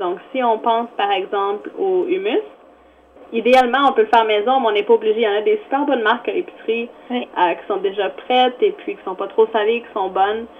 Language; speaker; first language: French; native; French